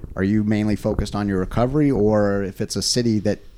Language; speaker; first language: English; native; English